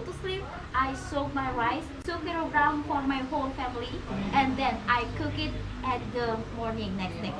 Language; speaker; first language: English; non-native, learner; Balinese